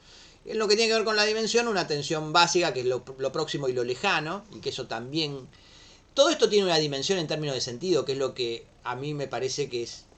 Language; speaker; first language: Spanish; native; Spanish